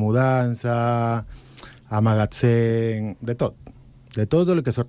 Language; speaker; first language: Catalan; non-native, learner; Spanish